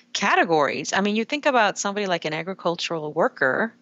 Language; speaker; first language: English; early bilingual, other home language; Spanish